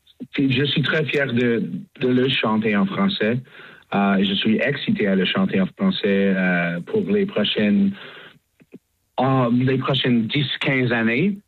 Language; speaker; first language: French; non-native, learner; English